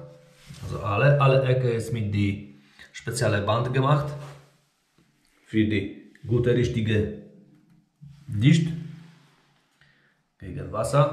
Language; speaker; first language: German; non-native, learner; Polish